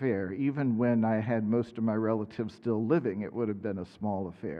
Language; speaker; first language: English; native; English